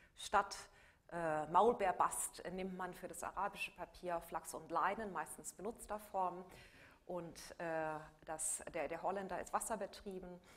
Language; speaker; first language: German; native; German